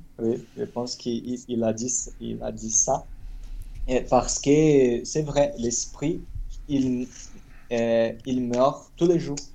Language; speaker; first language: French; non-native, fluent; Portuguese